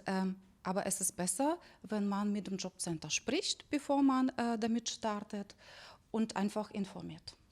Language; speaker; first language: German; non-native, fluent; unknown